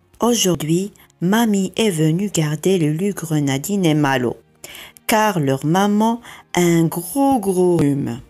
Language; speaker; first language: French; native; French